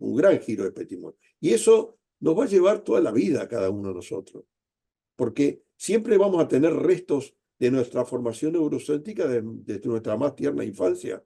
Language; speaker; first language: Spanish; native; Spanish